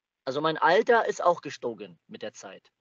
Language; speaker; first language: German; native; German